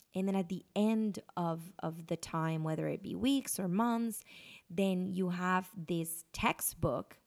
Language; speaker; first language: English; non-native, fluent; Spanish